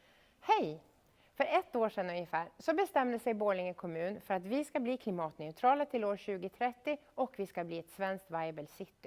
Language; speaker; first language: Swedish; native; Swedish